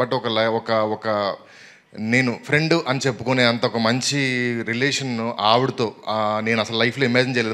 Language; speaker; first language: Telugu; native; Telugu